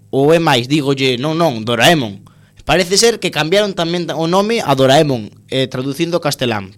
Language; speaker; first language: Galician; non-native, local second language; Spanish